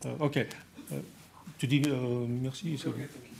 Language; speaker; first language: French; non-native, learner; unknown